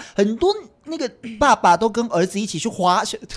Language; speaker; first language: Chinese; native; Chinese